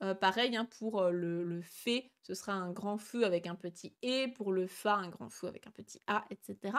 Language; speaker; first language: French; native; French